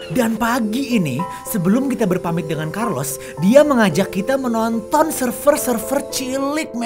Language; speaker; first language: Indonesian; native; Indonesian